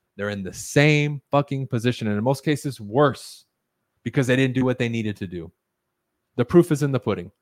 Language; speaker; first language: English; early bilingual, other home language; Spanish